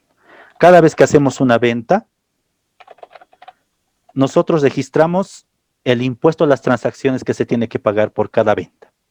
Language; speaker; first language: Spanish; native; Spanish